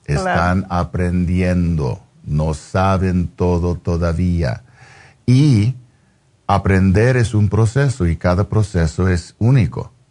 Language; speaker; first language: Spanish; non-native, fluent; English